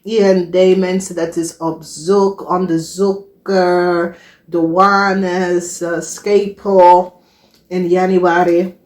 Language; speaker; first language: Dutch; non-native, fluent; English